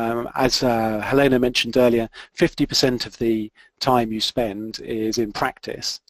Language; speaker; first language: English; native; English